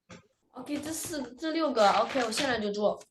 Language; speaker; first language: Chinese; early bilingual, other home language; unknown